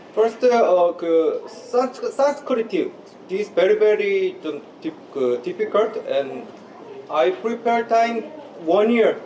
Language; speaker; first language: English; non-native, learner; Korean